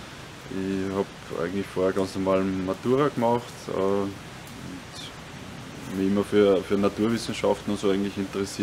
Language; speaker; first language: German; native; German